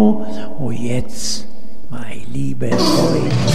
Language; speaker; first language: German; non-native, learner; Italian